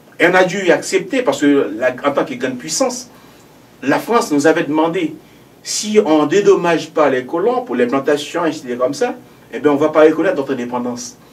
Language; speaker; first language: French; non-native, local second language; Haitian Creole